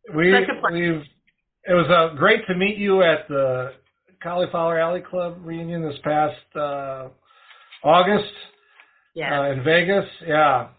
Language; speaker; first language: English; native; English